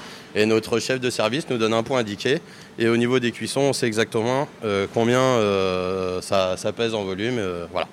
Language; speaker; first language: French; native; French